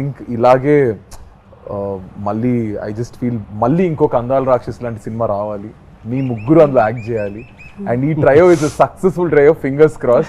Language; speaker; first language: Telugu; native; Telugu